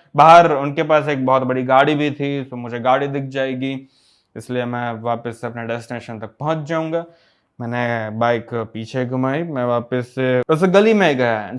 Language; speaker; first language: Hindi; non-native, local second language; Gujarati